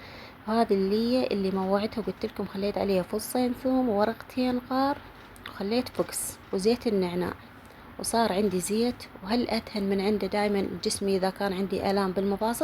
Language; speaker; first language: Arabic; native; Arabic